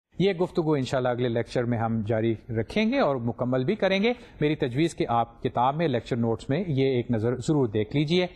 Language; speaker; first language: Urdu; native; Urdu